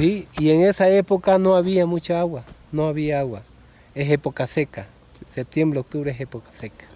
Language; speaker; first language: Spanish; native; Spanish